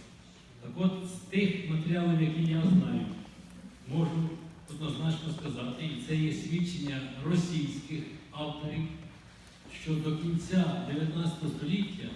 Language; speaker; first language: Ukrainian; native; Ukrainian